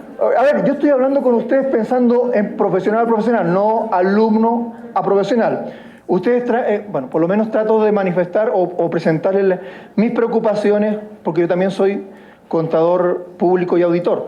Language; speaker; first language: Spanish; native; Spanish